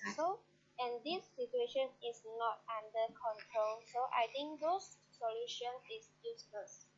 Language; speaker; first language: English; non-native, learner; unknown